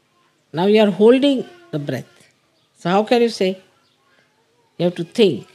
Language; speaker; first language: English; non-native, local second language; Marathi